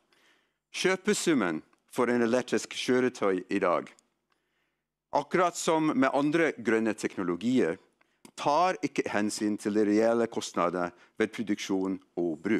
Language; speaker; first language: Norwegian; non-native, fluent; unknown